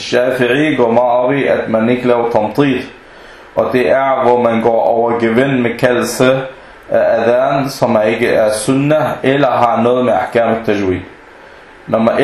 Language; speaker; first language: Danish; early bilingual, other home language; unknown